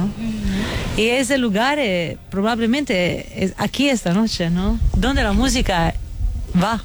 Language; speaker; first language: Spanish; non-native, fluent; Italian